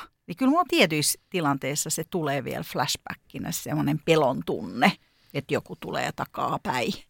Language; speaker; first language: Finnish; native; Finnish